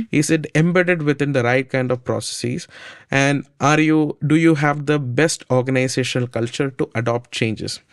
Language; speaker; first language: English; non-native, local second language; Malayalam